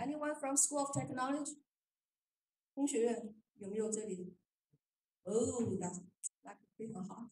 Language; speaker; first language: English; non-native, fluent; Chinese